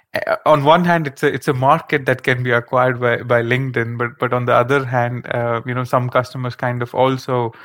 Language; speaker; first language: English; non-native, local second language; Kannada